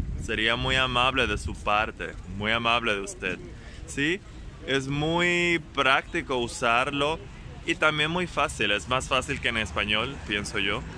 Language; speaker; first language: Spanish; non-native, fluent; German